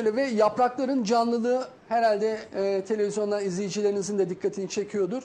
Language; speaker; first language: Turkish; native; Turkish